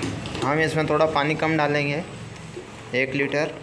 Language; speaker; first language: Hindi; native; Hindi